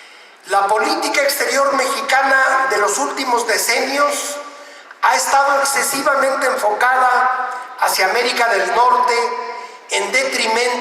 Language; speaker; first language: Spanish; native; Spanish